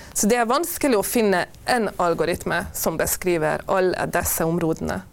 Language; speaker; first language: Norwegian; non-native, fluent; Hungarian